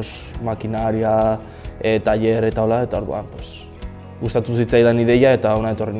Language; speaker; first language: Basque; non-native, local second language; Spanish